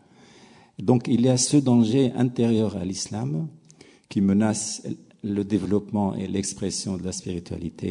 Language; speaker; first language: French; non-native, local second language; Arabic